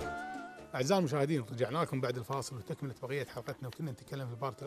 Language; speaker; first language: Arabic; native; Arabic